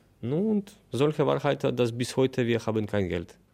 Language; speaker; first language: German; non-native, learner; Polish